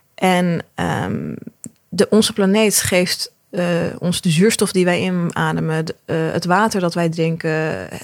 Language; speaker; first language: Dutch; early bilingual, other home language; Arabic